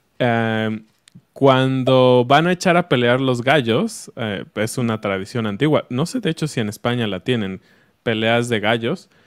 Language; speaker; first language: Spanish; native; Spanish